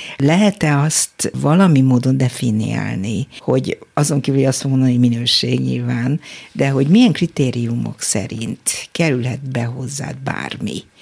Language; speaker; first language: Hungarian; native; Hungarian